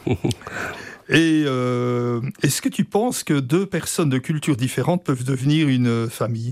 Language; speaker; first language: French; native; French